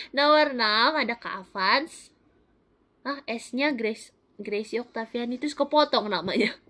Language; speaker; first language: Indonesian; native; Indonesian